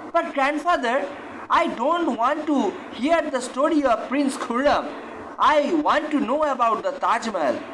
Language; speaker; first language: English; non-native, local second language; Bangla